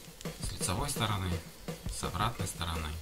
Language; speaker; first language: Russian; native; Russian